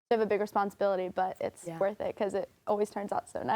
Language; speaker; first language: English; native; English